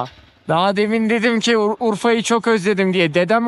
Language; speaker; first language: Turkish; native; Turkish